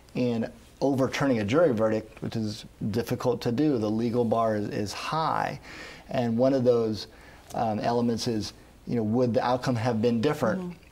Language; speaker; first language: English; native; English